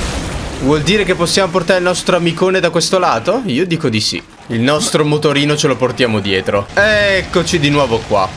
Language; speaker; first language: Italian; native; Italian